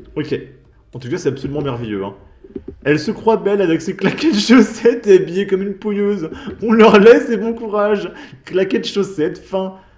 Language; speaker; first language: French; native; French